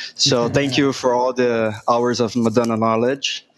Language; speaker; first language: English; non-native, fluent; Portuguese